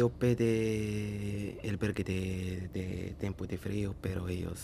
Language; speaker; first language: Spanish; non-native, learner; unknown